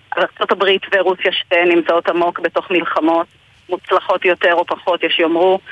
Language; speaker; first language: Hebrew; native; Hebrew